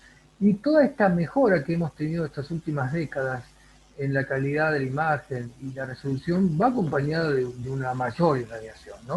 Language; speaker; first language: Spanish; native; Spanish